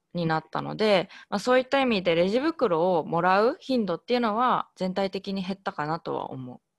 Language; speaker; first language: Japanese; native; Japanese